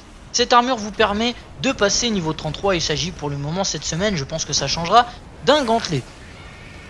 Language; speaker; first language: French; native; French